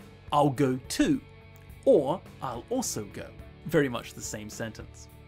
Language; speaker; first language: English; native; English